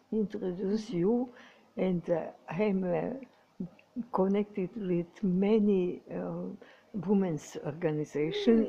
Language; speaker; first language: English; non-native, learner; Croatian